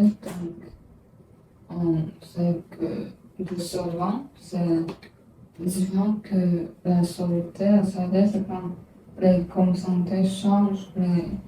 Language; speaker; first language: French; non-native, learner; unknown